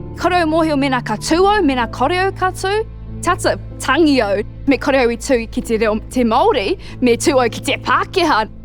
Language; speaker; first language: Māori; non-native, local second language; English